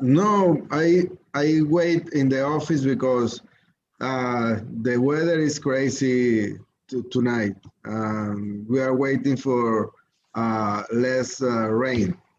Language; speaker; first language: English; non-native, learner; Spanish